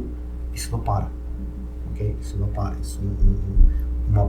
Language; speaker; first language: Portuguese; non-native, fluent; Hebrew